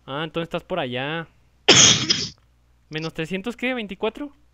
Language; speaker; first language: Spanish; native; Spanish